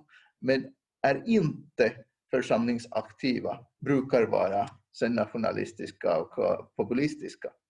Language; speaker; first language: Swedish; non-native, local second language; Finnish